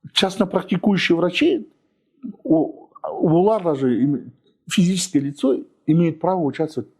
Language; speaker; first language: Russian; non-native, local second language; Kazakh